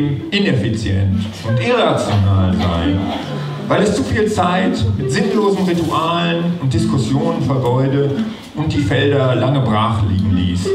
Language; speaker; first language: German; native; German